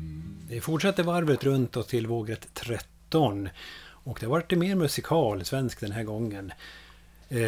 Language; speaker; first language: Swedish; native; Swedish